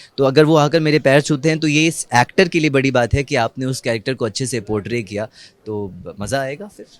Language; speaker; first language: Hindi; native; Hindi